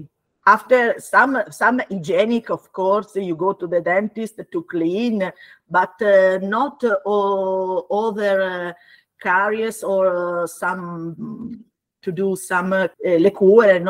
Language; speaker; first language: English; non-native, learner; Italian